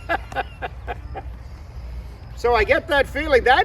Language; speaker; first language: English; native; English